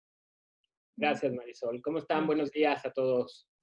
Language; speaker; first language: Spanish; native; Spanish